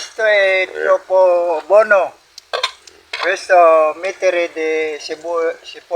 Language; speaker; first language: Italian; non-native, learner; Filipino